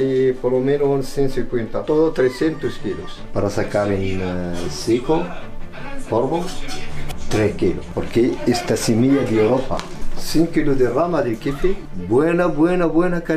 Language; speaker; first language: Spanish; non-native, learner; Arabic